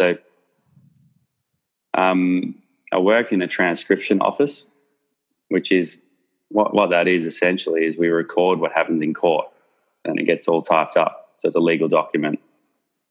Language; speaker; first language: English; native; English